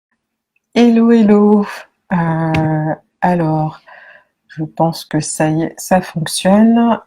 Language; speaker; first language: French; native; French